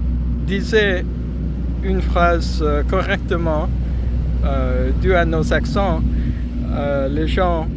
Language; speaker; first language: French; non-native, fluent; English